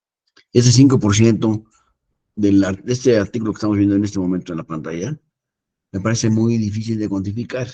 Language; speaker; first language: Spanish; native; Spanish